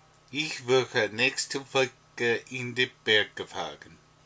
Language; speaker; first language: German; non-native, learner; English